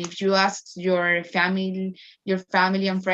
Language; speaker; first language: English; non-native, fluent; Spanish